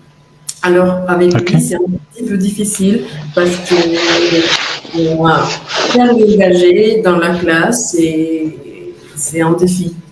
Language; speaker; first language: French; non-native, fluent; Spanish